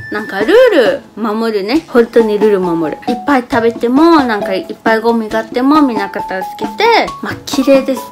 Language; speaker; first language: Japanese; non-native, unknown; Spanish